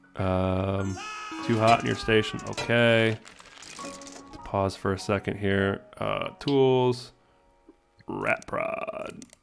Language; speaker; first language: English; native; English